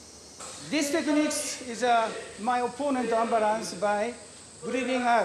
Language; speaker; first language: English; non-native, learner; Japanese